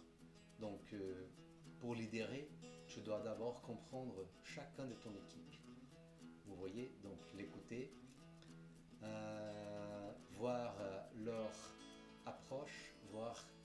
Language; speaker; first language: French; non-native, fluent; Portuguese